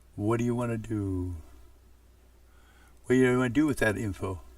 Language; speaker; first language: English; native; English